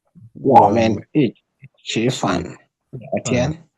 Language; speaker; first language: Chinese; non-native, learner; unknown